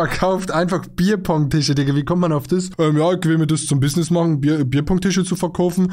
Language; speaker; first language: German; native; German